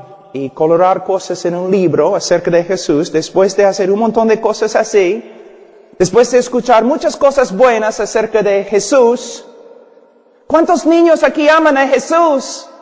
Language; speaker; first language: Spanish; non-native, fluent; English